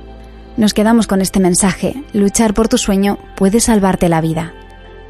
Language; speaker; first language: Spanish; native; Spanish